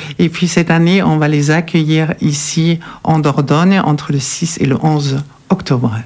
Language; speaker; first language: French; non-native, fluent; German